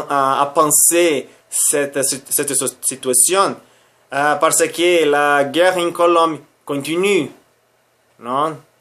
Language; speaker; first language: French; non-native, learner; Spanish